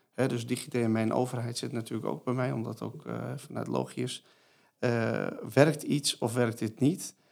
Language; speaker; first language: Dutch; non-native, fluent; Persian